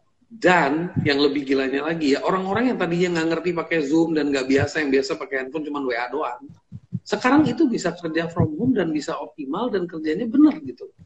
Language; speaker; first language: Indonesian; native; Indonesian